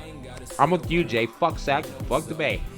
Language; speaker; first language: English; native; English